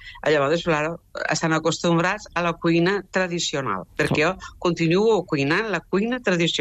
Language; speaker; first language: Catalan; native; Catalan